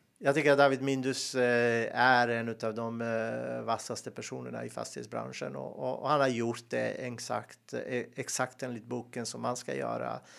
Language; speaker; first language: Swedish; non-native, fluent; Serbian